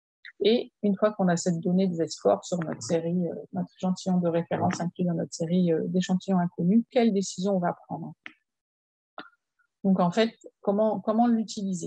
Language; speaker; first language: French; native; French